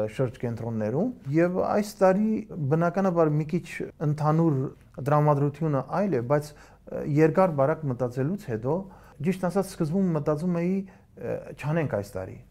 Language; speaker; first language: Armenian; early bilingual, heritage; Armenian